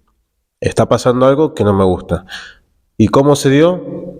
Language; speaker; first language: Spanish; native; Spanish